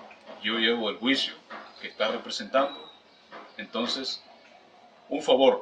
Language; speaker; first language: Spanish; native; Spanish